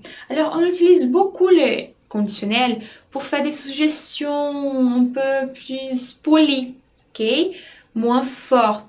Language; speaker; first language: French; non-native, fluent; Portuguese